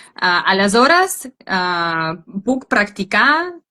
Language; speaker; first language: Catalan; non-native, learner; Russian